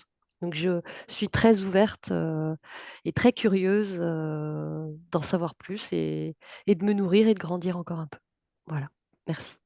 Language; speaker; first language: French; native; French